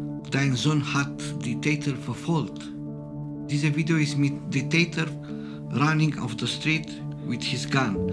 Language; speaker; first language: German; non-native, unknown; Romanian